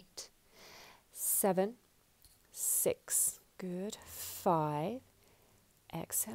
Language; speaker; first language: English; native; English